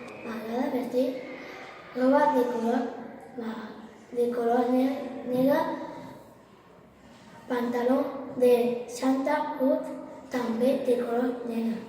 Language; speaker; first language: Catalan; early bilingual, other home language; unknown